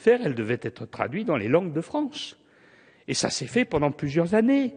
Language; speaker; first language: French; native; French